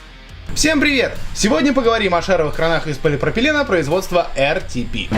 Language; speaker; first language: Russian; native; Russian